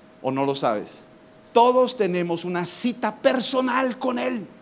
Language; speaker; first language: Spanish; native; Spanish